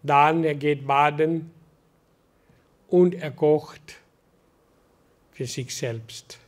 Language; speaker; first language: German; non-native, learner; Hindi